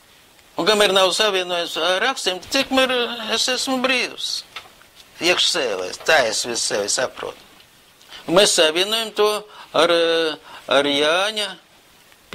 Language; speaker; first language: Latvian; non-native, local second language; Russian